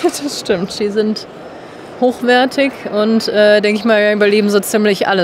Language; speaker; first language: German; native; German